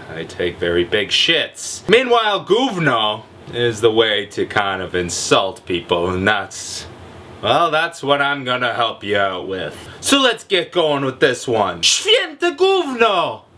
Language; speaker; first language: English; early bilingual, other home language; Polish